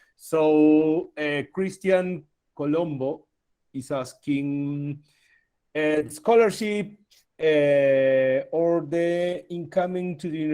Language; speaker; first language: English; non-native, fluent; Spanish